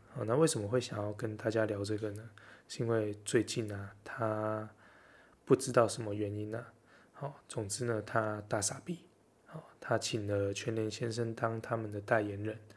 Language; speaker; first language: Chinese; native; Chinese